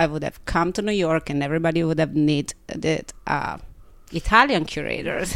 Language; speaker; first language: English; non-native, fluent; Italian